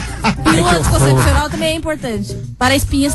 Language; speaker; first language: Portuguese; native; Portuguese